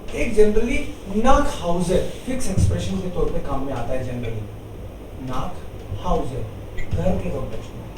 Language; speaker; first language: Hindi; native; Hindi